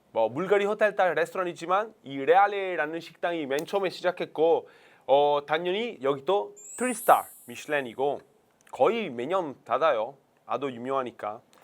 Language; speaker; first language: Korean; non-native, fluent; Italian